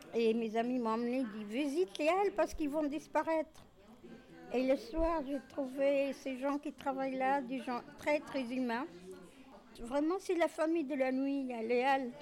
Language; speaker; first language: French; non-native, local second language; Arabic